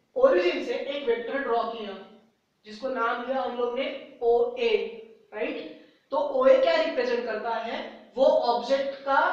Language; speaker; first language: Hindi; native; Hindi